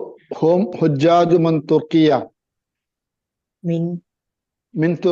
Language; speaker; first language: Arabic; non-native, learner; Malayalam